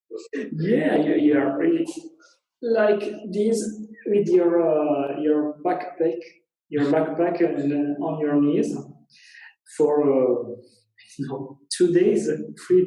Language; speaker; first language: English; non-native, learner; Italian